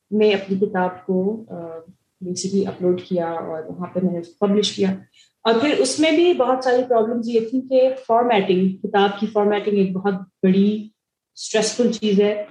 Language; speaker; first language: Urdu; native; Urdu